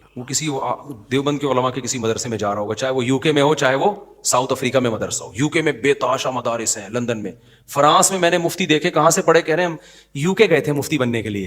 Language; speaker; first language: Urdu; native; Urdu